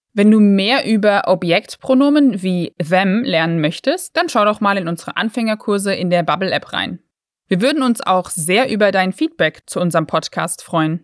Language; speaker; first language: German; native; German